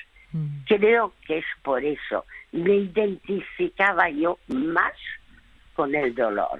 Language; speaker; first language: Spanish; early bilingual, other home language; French